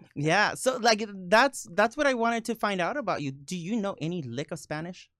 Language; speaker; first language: English; early bilingual, other home language; Spanish